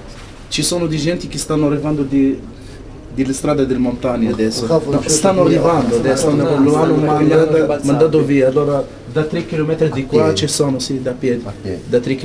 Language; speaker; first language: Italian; non-native, learner; Arabic